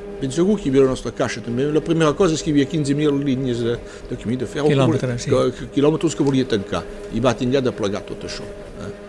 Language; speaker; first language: Catalan; early bilingual, heritage; Catalan